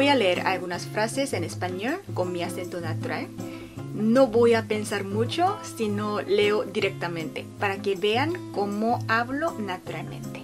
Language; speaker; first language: Spanish; non-native, fluent; Korean